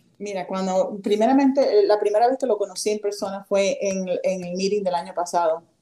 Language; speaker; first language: Spanish; native; Spanish